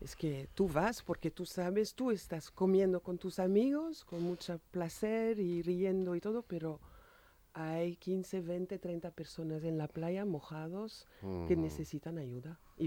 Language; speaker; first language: Spanish; non-native, fluent; French